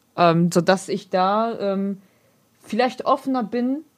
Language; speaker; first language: German; early bilingual, other home language; Polish